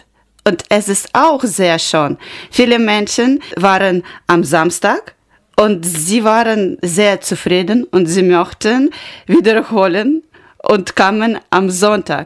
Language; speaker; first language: German; non-native, learner; Ukrainian